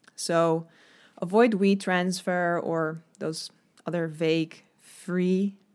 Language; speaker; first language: English; non-native, fluent; Dutch